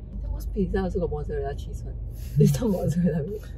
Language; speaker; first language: English; non-native, local second language; Chinese